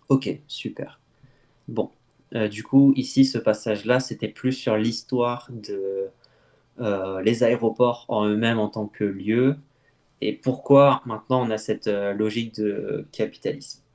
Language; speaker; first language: French; native; French